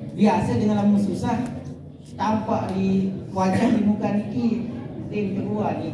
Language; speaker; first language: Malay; non-native, local second language; Sasak